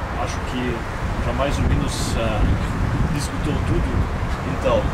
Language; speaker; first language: Portuguese; non-native, learner; Ukrainian